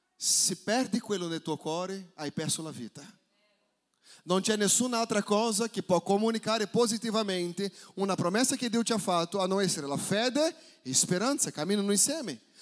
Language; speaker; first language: Italian; non-native, fluent; Portuguese